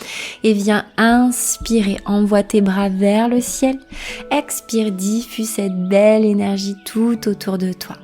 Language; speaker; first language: French; native; French